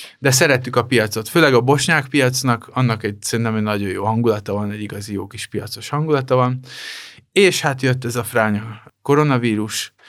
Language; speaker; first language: Hungarian; native; Hungarian